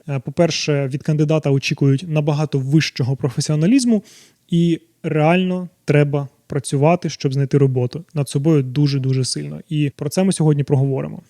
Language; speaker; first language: Ukrainian; non-native, local second language; Russian